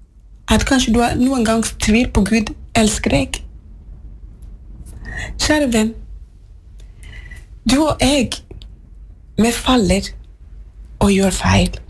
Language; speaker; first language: Norwegian; non-native, fluent; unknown